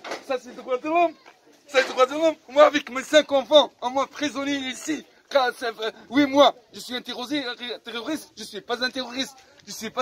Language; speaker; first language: French; non-native, fluent; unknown